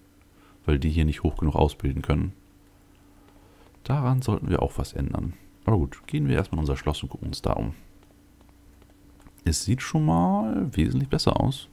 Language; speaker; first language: German; native; German